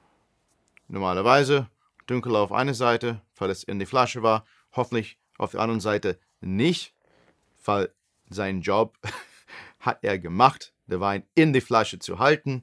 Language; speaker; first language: German; non-native, fluent; English